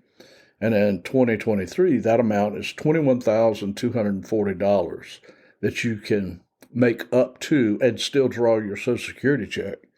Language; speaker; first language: English; native; English